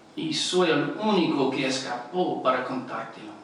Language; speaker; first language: Spanish; non-native, learner; English